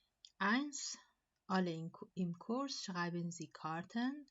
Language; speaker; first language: German; non-native, fluent; Persian